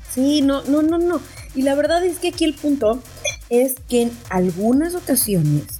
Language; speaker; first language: Spanish; native; Spanish